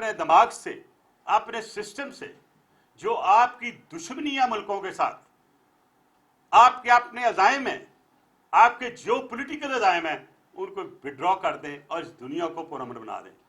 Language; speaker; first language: Urdu; native; Urdu